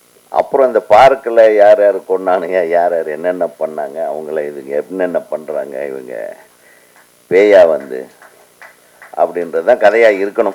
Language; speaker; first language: Tamil; native; Tamil